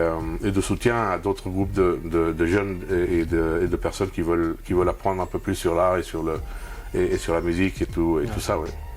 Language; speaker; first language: French; non-native, fluent; Spanish